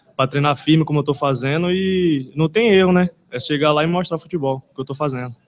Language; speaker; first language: Portuguese; native; Portuguese